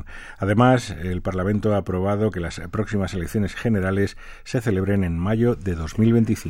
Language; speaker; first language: Spanish; native; Spanish